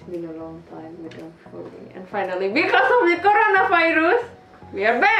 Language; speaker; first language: English; non-native, learner; Indonesian